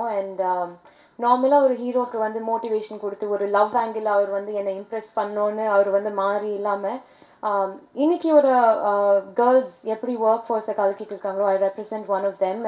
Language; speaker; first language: Tamil; early bilingual, heritage; English